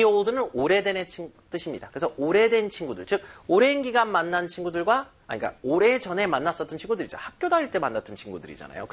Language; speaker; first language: Korean; native; Korean